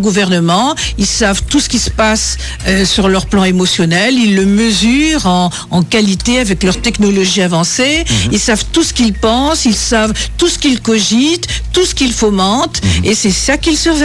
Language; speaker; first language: French; native; French